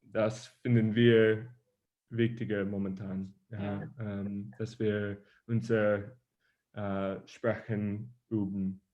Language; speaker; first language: German; non-native, learner; English